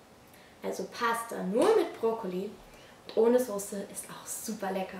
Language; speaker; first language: German; native; German